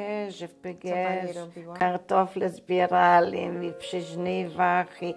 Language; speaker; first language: Polish; non-native, local second language; German